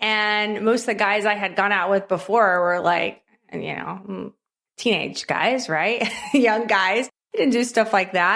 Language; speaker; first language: English; native; English